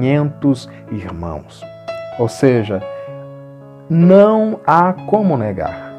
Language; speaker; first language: Portuguese; native; Portuguese